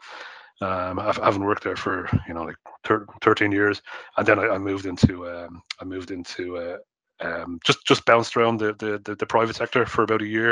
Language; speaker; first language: English; native; English